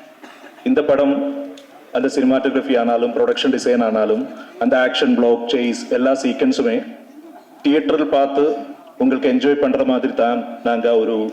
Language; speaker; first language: Tamil; non-native, local second language; Malayalam